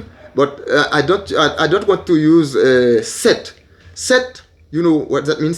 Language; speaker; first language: English; non-native, learner; Haitian Creole